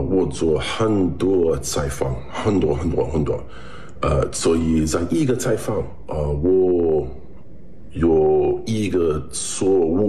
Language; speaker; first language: Chinese; non-native, learner; English